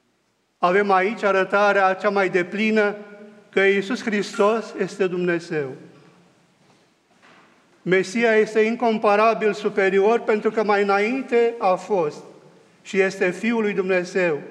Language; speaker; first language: Romanian; native; Romanian